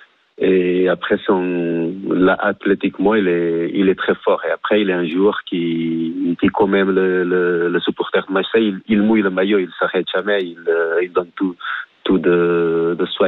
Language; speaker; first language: French; non-native, fluent; Portuguese